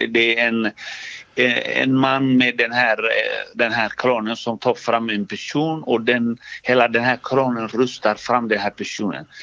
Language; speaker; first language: Swedish; non-native, fluent; Somali